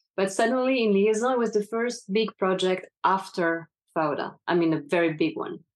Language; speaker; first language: English; non-native, fluent; French